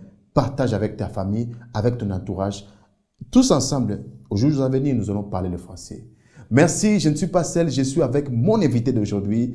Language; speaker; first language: French; non-native, fluent; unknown